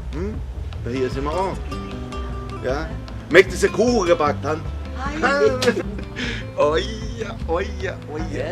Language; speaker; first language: German; early bilingual, heritage; Portuguese